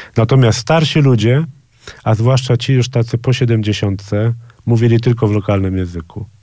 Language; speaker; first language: Polish; native; Polish